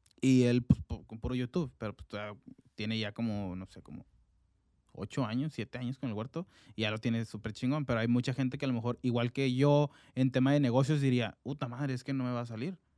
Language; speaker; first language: Spanish; native; Spanish